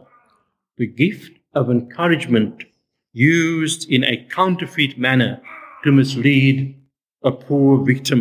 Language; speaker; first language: English; native; English